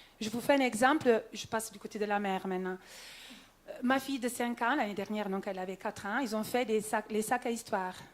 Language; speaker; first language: French; non-native, local second language; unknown